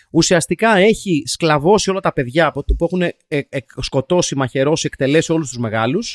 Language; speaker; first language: Greek; native; Greek